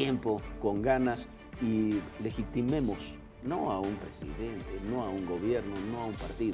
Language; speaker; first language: Spanish; native; Spanish